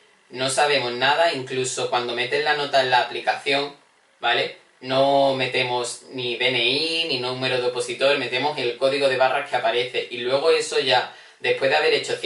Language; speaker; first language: Spanish; native; Spanish